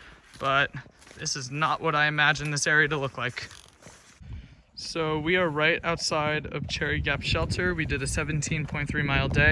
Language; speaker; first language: English; native; English